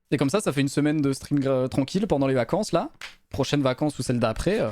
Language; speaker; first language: French; native; French